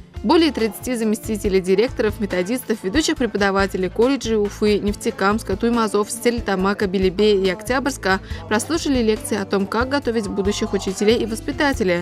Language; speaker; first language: Russian; native; Russian